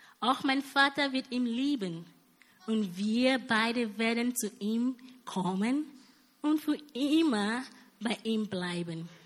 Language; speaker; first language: German; non-native, learner; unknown